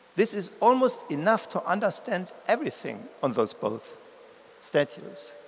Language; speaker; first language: English; non-native, fluent; German